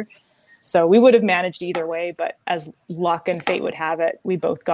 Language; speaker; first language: English; native; English